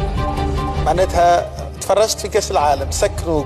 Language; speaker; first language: Arabic; native; Arabic